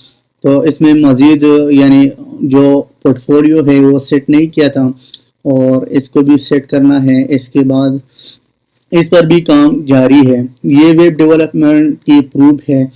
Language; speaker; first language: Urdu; non-native, local second language; Pashto